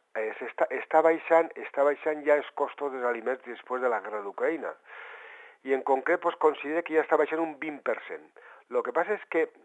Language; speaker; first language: Catalan; native; Catalan